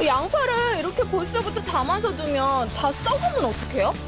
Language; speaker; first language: Korean; native; Korean